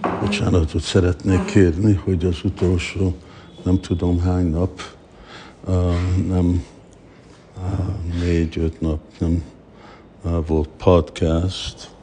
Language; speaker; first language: Hungarian; early bilingual, heritage; Hungarian